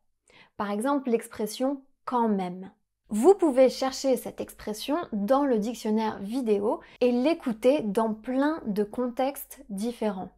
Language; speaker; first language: French; native; French